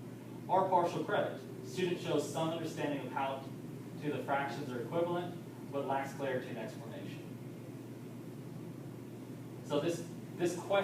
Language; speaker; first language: English; native; English